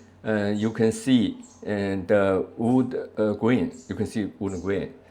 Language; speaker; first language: English; non-native, learner; Chinese